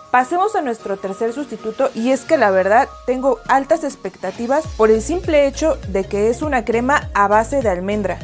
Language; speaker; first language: Spanish; native; Spanish